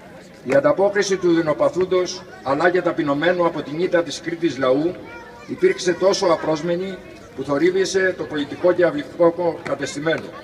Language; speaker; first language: Greek; native; Greek